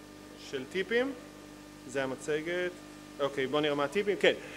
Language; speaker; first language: Hebrew; native; Hebrew